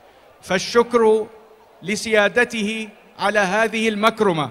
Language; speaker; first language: Arabic; native; Arabic